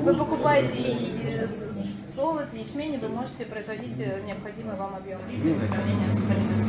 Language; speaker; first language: Russian; native; Russian